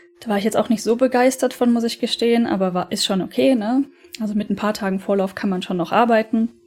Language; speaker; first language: German; native; German